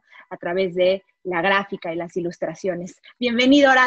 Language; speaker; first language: Spanish; native; Spanish